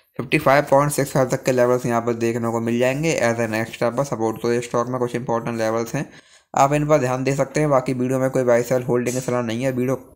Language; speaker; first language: Hindi; native; Hindi